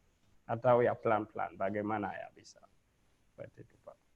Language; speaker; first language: Indonesian; non-native, learner; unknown